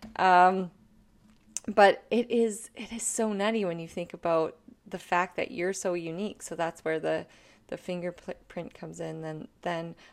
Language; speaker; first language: English; native; English